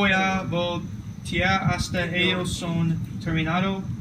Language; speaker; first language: Spanish; non-native, learner; English